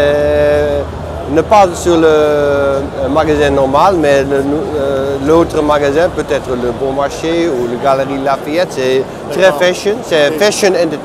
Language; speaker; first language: French; non-native, learner; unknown